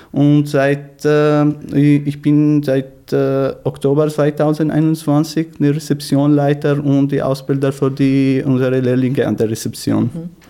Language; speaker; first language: German; non-native, learner; Arabic